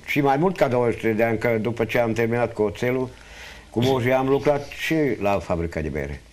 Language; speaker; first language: Romanian; non-native, local second language; Hungarian